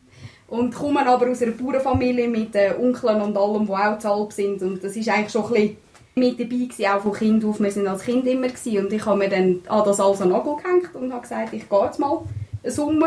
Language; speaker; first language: German; native; German